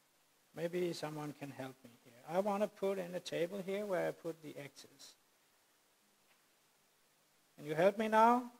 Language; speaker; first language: English; non-native, fluent; Danish